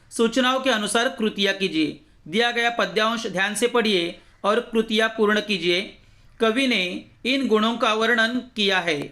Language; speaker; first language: Hindi; non-native, local second language; Marathi